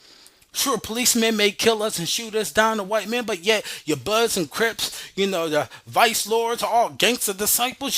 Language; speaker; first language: English; native; English